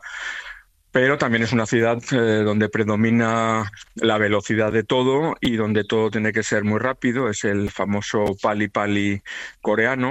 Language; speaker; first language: Spanish; native; Spanish